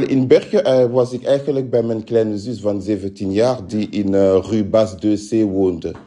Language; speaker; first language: Dutch; non-native, fluent; French